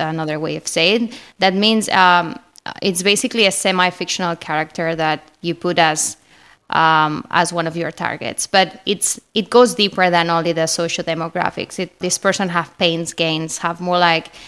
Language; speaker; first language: English; non-native, fluent; Spanish